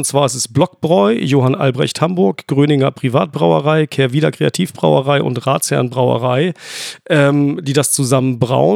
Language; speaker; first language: German; native; German